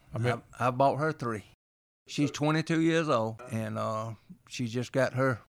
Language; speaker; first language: English; native; English